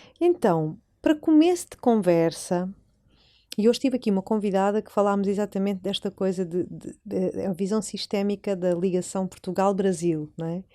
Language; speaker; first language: Portuguese; native; Portuguese